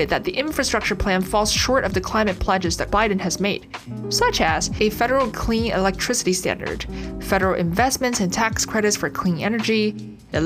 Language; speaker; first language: English; native; English